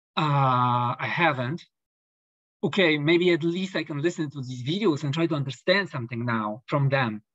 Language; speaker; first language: English; non-native, fluent; Polish